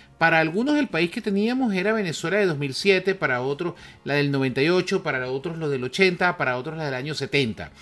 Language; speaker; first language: Spanish; native; Spanish